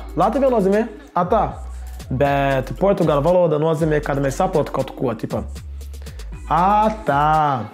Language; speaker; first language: Latvian; non-native, learner; Portuguese